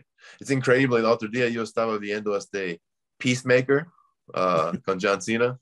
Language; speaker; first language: Spanish; non-native, learner; English